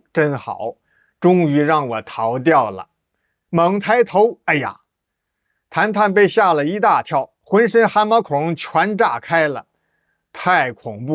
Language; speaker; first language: Chinese; native; Chinese